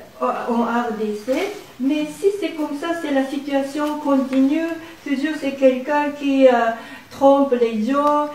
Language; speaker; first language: French; non-native, learner; Japanese